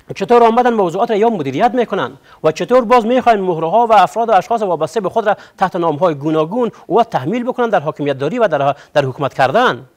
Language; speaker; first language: Persian; non-native, local second language; Pashto